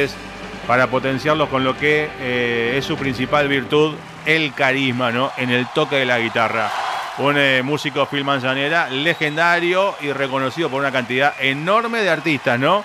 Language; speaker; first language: Spanish; native; Spanish